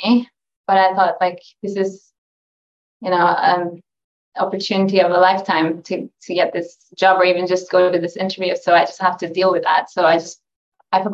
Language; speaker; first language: English; non-native, fluent; Norwegian